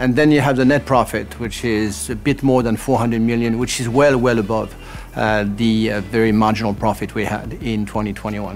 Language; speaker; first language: English; non-native, fluent; French